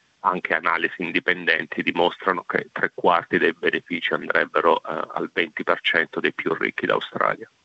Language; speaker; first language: Italian; native; Italian